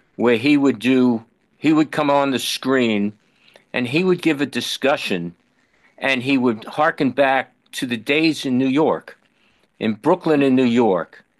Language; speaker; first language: English; native; English